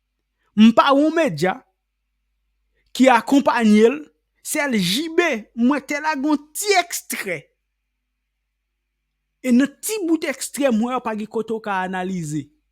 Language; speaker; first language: Haitian Creole; native; Haitian Creole